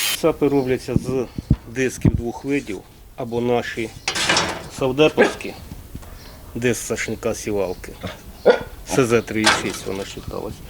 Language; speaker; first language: Ukrainian; native; Ukrainian